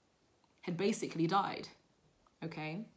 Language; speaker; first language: English; native; English